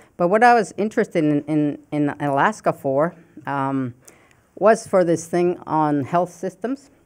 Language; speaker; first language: English; non-native, fluent; Cree